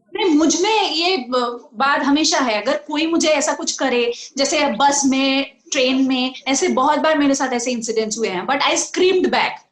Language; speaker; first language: Hindi; non-native, local second language; Bangla